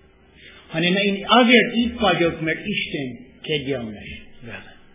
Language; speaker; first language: Hungarian; non-native, fluent; English